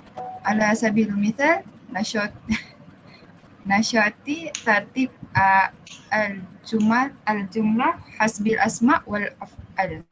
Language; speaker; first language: Arabic; non-native, learner; Malay